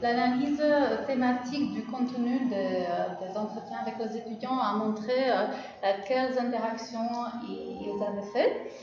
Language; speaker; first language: French; non-native, fluent; Czech